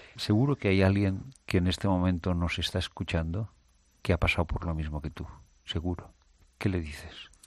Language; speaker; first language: Spanish; native; Spanish